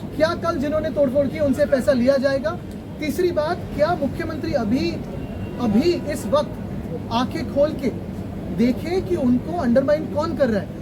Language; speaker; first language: Hindi; non-native, local second language; Marathi